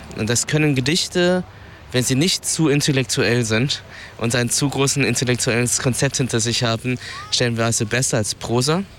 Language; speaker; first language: German; early bilingual, other home language; Vietnamese